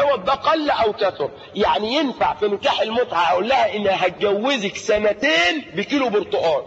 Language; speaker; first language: Arabic; native; Arabic